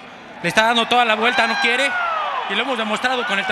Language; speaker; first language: Spanish; native; Spanish